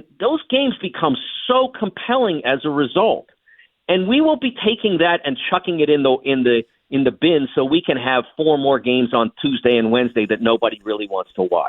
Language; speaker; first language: English; native; English